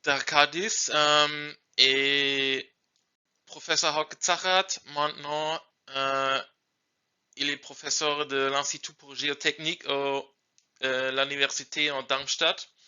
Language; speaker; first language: French; non-native, learner; German